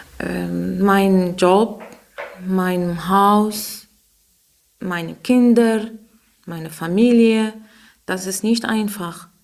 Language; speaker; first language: German; non-native, learner; Arabic